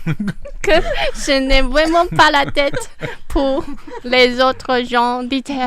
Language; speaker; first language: French; non-native, fluent; Chinese